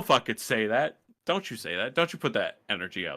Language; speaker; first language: English; native; English